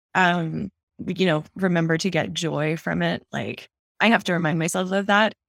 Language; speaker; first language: English; native; English